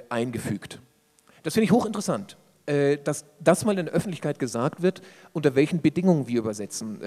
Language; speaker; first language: German; native; German